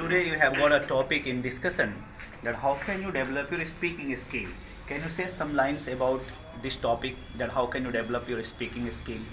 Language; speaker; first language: English; non-native, local second language; Hindi